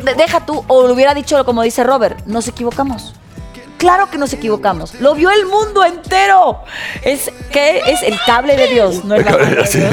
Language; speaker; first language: Spanish; native; Spanish